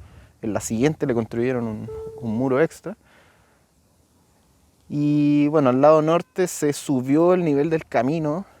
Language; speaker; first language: Spanish; native; Spanish